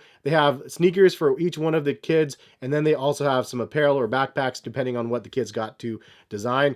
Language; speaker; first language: English; native; English